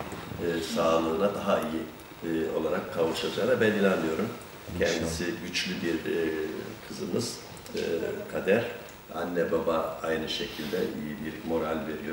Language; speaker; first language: Turkish; native; Turkish